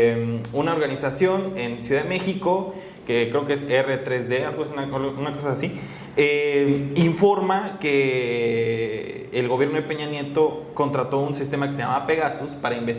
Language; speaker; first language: Spanish; native; Spanish